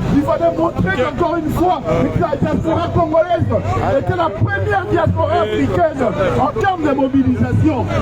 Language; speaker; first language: French; non-native, local second language; Lingala